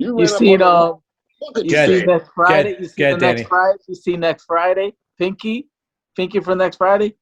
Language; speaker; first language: English; native; English